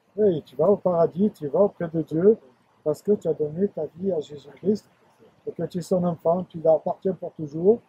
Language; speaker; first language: French; native; French